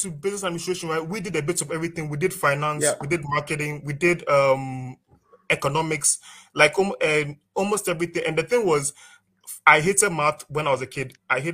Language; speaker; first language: English; non-native, local second language; Akan